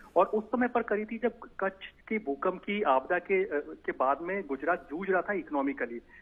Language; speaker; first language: Hindi; native; Hindi